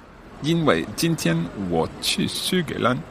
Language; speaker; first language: Chinese; non-native, learner; English